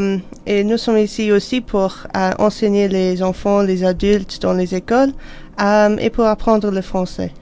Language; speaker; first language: French; non-native, learner; English